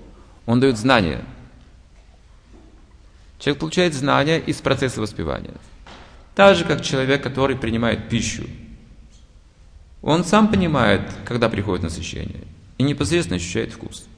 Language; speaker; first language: Russian; native; Russian